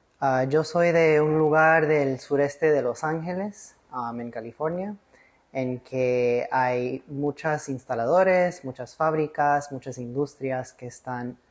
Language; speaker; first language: Spanish; early bilingual, heritage; English